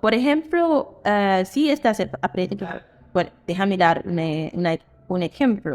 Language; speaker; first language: Spanish; non-native, fluent; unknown